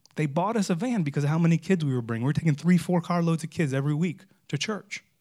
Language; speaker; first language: English; native; English